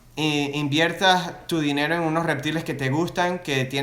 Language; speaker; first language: Spanish; early bilingual, other home language; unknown